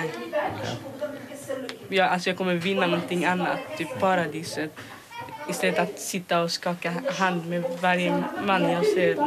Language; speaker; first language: Swedish; early bilingual, other home language; Somali